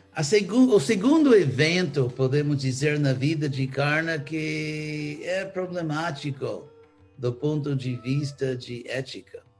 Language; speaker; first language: Portuguese; non-native, fluent; English